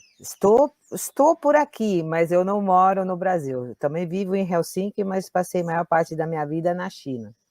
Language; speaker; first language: Portuguese; non-native, fluent; Chinese